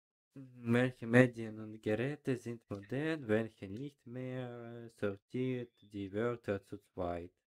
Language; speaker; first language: German; non-native, learner; Ukrainian